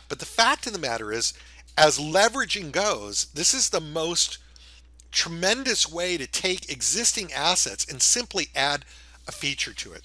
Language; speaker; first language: English; native; English